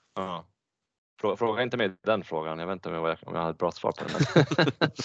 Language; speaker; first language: Swedish; early bilingual, other home language; Bosnian